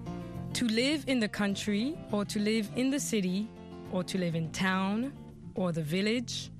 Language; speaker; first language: English; non-native, fluent; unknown